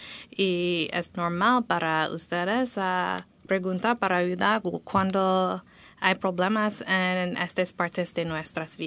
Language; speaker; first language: Spanish; non-native, learner; English